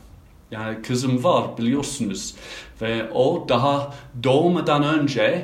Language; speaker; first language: Turkish; non-native, fluent; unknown